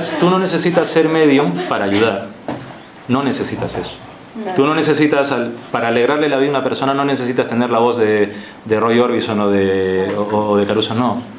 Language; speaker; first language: Spanish; native; Spanish